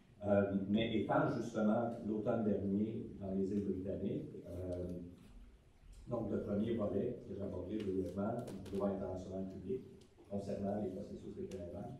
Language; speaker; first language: French; native; French